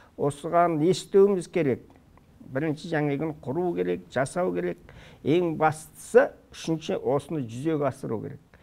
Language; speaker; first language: Kazakh; early bilingual, heritage; Kazakh